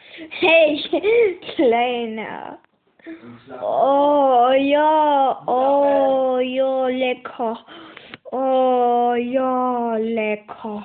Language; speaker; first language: German; native; German